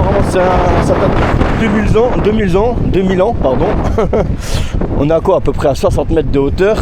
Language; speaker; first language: French; native; French